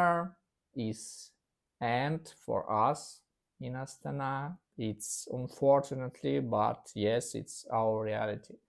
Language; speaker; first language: English; non-native, learner; Russian